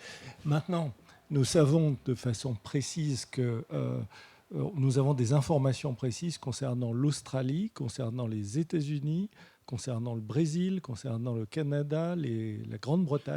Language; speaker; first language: French; native; French